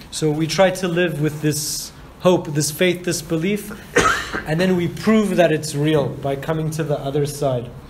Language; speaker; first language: English; native; English